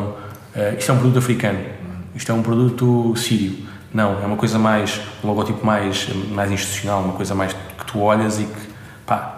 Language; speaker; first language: Portuguese; native; Portuguese